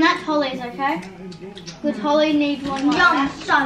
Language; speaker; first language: English; native; English